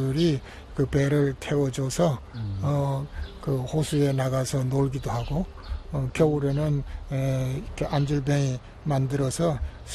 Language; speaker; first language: Korean; native; Korean